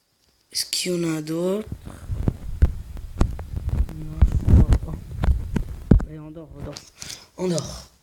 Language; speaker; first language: French; non-native, local second language; Arabic